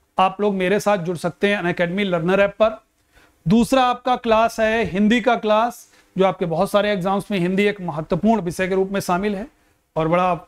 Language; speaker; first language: Hindi; native; Hindi